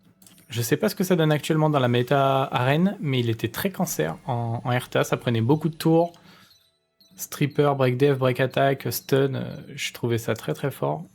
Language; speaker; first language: French; native; French